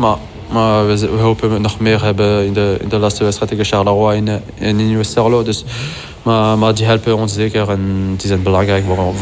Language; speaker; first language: Dutch; non-native, fluent; French